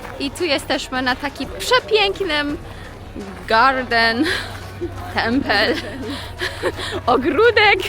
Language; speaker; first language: Polish; non-native, learner; Persian